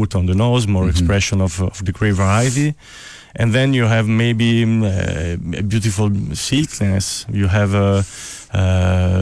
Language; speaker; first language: English; non-native, fluent; Italian